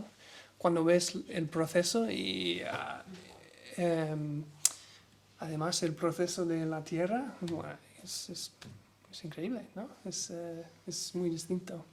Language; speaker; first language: Spanish; non-native, learner; English